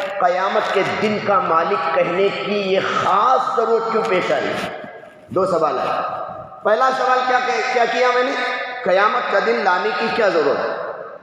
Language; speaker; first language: Urdu; native; Urdu